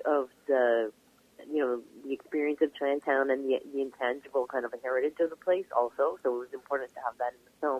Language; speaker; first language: English; native; English